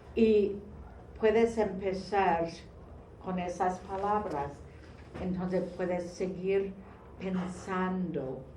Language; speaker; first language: Spanish; non-native, fluent; English